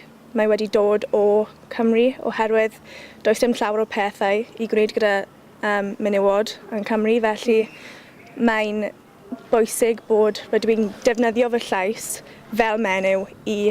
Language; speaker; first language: Welsh; non-native, local second language; English